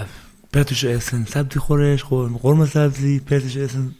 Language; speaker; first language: German; non-native, learner; Baluchi